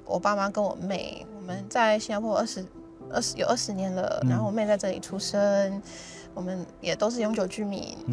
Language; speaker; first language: Chinese; early bilingual, other home language; Russian